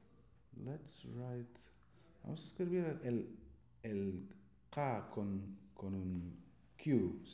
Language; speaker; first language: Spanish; non-native, fluent; English